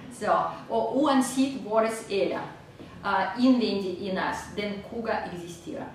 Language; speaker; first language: Danish; non-native, fluent; Russian